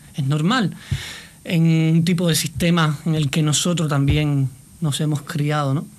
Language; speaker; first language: Spanish; native; Spanish